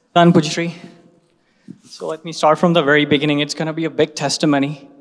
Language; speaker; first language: English; non-native, local second language; Hindi